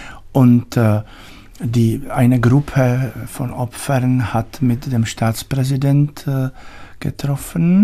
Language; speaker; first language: German; non-native, learner; Czech